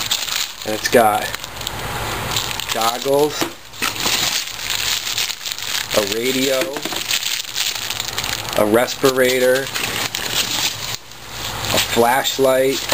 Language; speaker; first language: English; native; English